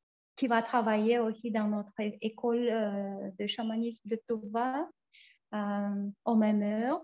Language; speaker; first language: French; non-native, fluent; Tuvinian